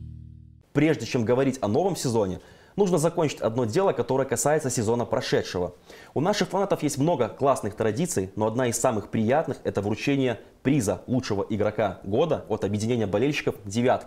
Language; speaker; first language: Russian; native; Russian